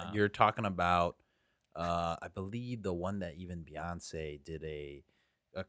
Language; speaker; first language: English; native; English